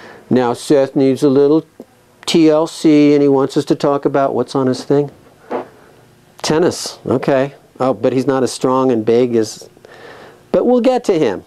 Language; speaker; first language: English; native; English